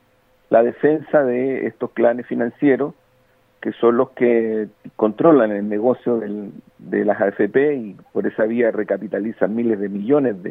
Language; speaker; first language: Spanish; native; Spanish